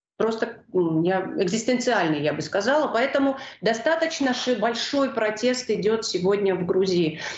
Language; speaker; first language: Russian; non-native, local second language; Georgian